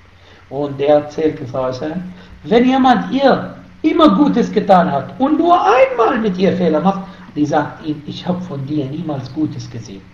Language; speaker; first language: German; non-native, fluent; Arabic